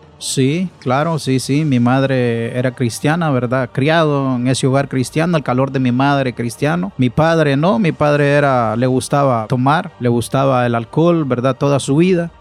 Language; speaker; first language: Spanish; native; Spanish